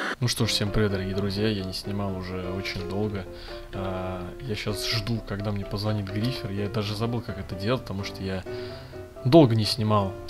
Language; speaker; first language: Russian; native; Russian